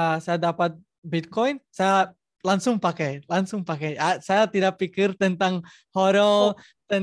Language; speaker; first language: Indonesian; non-native, learner; Spanish